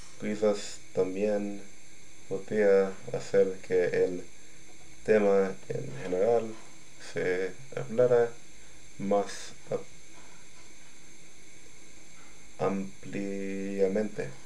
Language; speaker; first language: Spanish; non-native, learner; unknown